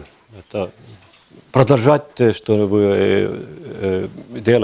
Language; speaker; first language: Russian; non-native, learner; Estonian